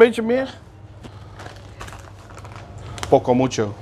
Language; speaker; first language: Dutch; non-native, learner; Spanish